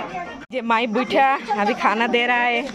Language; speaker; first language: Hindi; non-native, local second language; Bangla